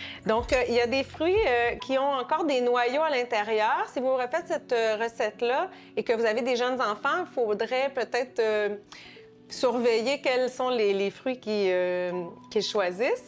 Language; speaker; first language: French; native; French